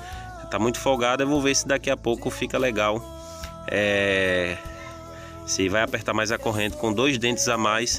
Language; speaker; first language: Portuguese; native; Portuguese